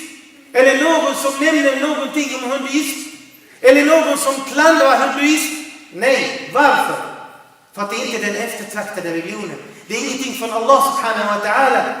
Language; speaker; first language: Swedish; non-native, fluent; Arabic